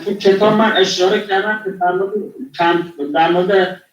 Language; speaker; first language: Persian; non-native, local second language; Kurdish